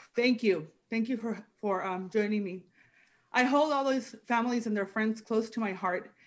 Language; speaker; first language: English; non-native, fluent; Spanish